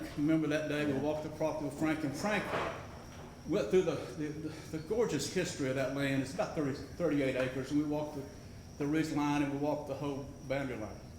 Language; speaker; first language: English; native; English